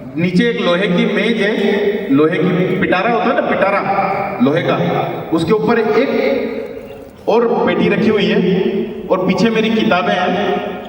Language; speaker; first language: Hindi; native; Hindi